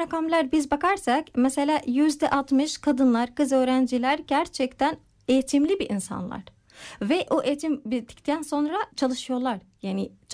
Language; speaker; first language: Turkish; non-native, fluent; Arabic